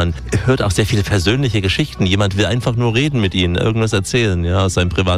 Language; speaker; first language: German; native; German